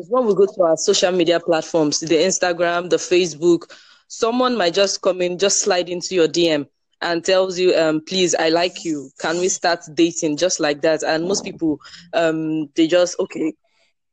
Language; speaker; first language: English; non-native, local second language; Igbo